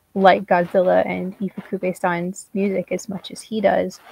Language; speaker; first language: English; native; English